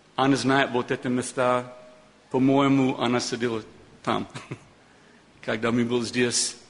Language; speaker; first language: Russian; non-native, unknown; English